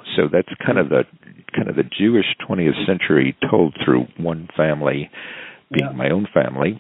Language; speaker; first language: English; native; English